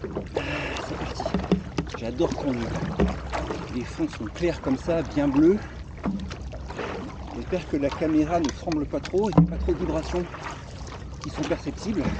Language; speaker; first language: French; native; French